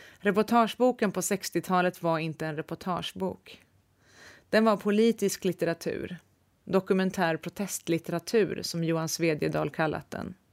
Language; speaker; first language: Swedish; native; Swedish